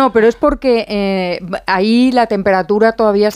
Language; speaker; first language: Spanish; native; Spanish